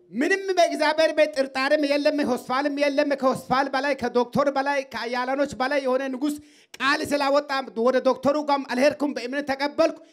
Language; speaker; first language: Amharic; non-native, local second language; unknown